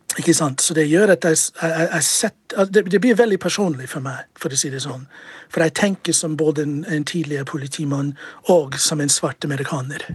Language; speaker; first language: Norwegian; non-native, fluent; English